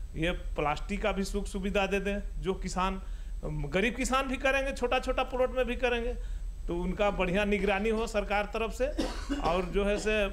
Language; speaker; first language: Hindi; native; Hindi